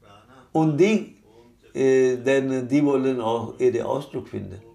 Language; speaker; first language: German; non-native, fluent; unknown